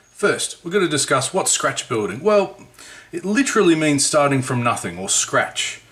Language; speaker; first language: English; native; English